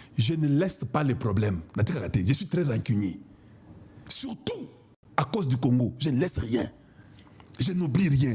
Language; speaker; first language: French; non-native, local second language; Lingala